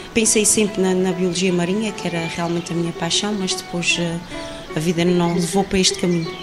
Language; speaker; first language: Portuguese; native; Portuguese